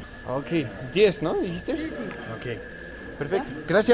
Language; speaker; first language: Spanish; non-native, learner; Danish